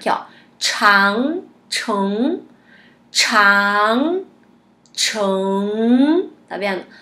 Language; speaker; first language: Portuguese; non-native, fluent; Chinese